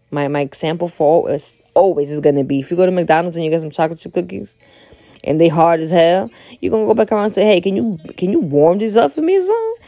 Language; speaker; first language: English; early bilingual, other home language; Spanish